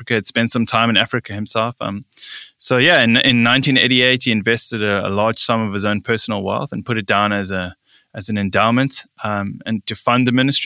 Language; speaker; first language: English; native; English